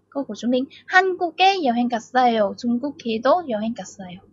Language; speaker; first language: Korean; non-native, fluent; Vietnamese